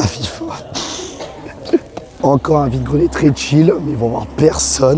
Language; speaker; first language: French; native; French